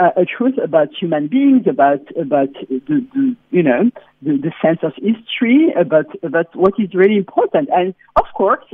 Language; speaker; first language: English; non-native, fluent; French